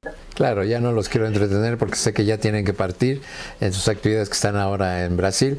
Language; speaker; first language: Spanish; native; Spanish